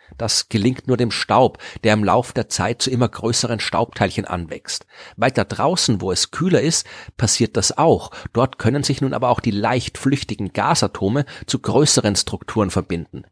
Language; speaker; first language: German; native; German